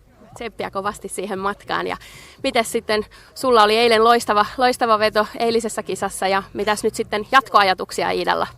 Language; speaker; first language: Finnish; native; Finnish